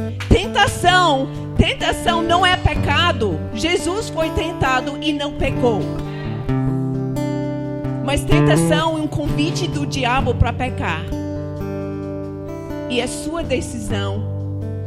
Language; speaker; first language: Portuguese; non-native, fluent; English